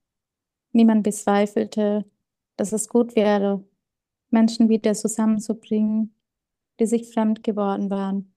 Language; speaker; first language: German; early bilingual, other home language; Vietnamese